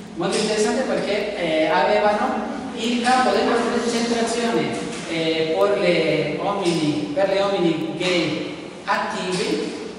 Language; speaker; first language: Italian; non-native, learner; Spanish